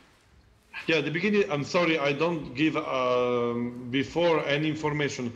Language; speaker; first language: English; non-native, learner; Italian